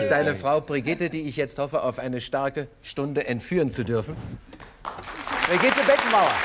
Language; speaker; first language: German; native; German